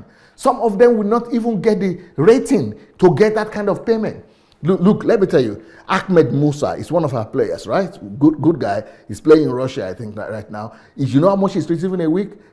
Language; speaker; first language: English; non-native, local second language; Yoruba